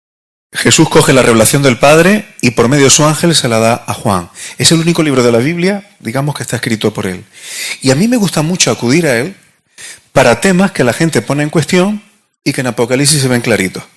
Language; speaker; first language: Spanish; native; Spanish